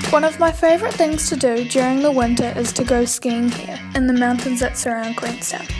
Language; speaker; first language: English; native; English